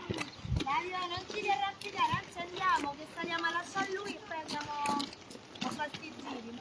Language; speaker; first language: Italian; native; Italian